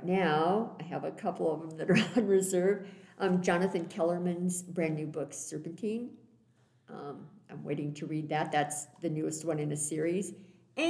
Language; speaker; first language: English; native; English